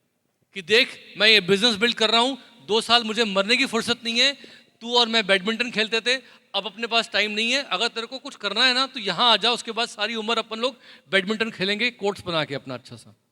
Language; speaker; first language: Hindi; native; Hindi